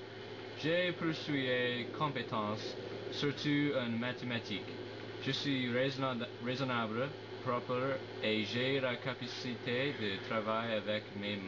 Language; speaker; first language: French; non-native, learner; English